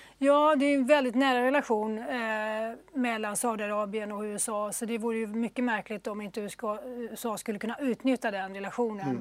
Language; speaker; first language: Swedish; native; Swedish